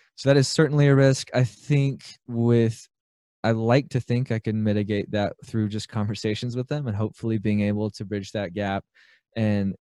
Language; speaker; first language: English; native; English